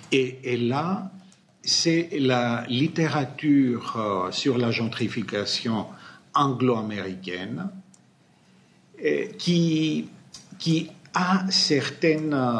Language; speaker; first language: French; non-native, fluent; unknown